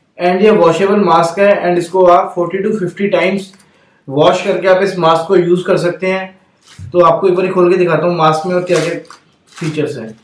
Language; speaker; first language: Hindi; non-native, local second language; Punjabi